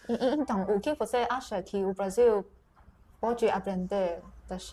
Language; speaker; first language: Portuguese; non-native, fluent; Chinese